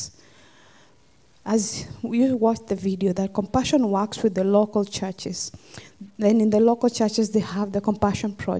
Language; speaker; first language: English; non-native, local second language; Luo (Kenya and Tanzania)